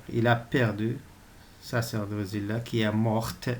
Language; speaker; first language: French; non-native, local second language; Arabic